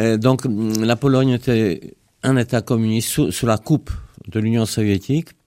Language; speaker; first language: French; non-native, fluent; Polish